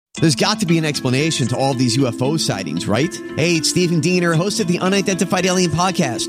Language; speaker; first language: English; native; English